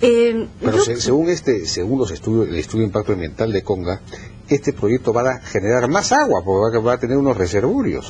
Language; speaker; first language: Spanish; native; Spanish